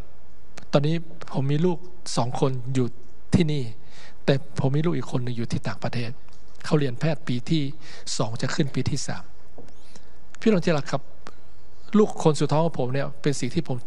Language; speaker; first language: Thai; native; Thai